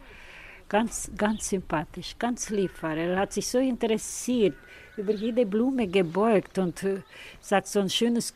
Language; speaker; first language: German; native; German